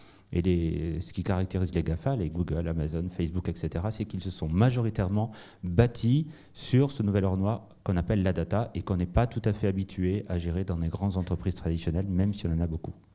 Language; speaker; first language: French; native; French